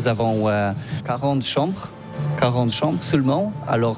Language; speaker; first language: French; non-native, learner; Polish